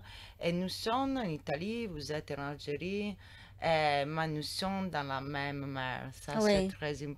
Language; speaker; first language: French; non-native, learner; Italian